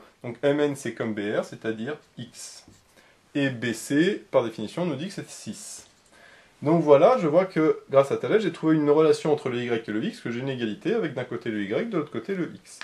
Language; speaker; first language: French; native; French